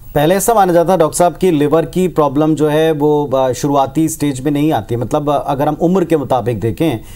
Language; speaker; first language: Hindi; native; Hindi